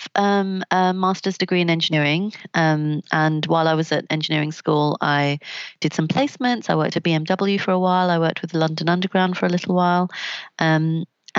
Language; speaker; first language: English; native; English